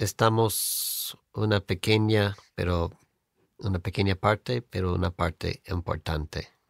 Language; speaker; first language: Spanish; non-native, fluent; English